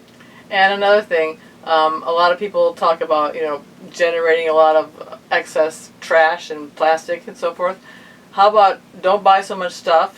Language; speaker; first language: English; native; English